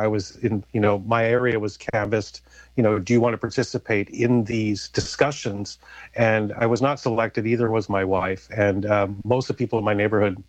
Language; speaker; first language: English; native; English